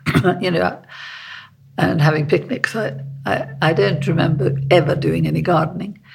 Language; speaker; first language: English; native; English